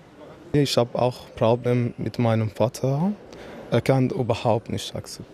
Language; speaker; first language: German; non-native, learner; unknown